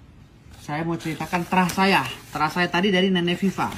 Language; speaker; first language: Indonesian; native; Indonesian